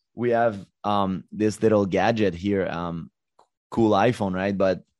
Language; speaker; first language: English; native; English